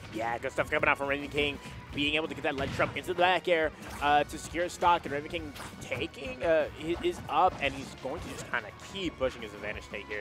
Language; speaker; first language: English; native; English